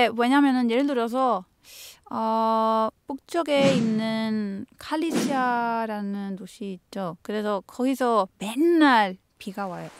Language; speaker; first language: Korean; non-native, fluent; Spanish